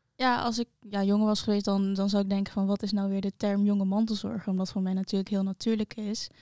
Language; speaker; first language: Dutch; native; Dutch